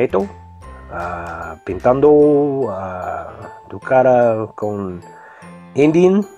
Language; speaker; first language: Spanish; non-native, learner; English